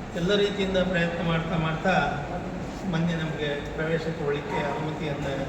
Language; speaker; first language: Kannada; native; Kannada